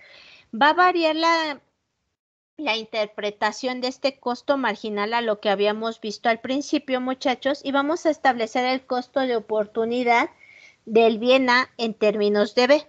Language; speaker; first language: Spanish; native; Spanish